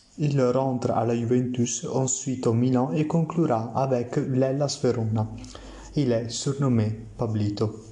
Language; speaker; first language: French; non-native, learner; Italian